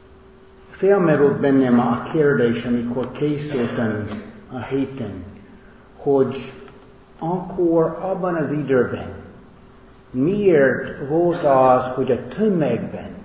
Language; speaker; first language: Hungarian; non-native, learner; English